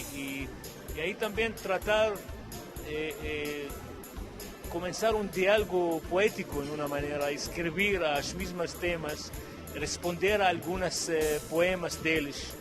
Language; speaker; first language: Portuguese; non-native, fluent; Arabic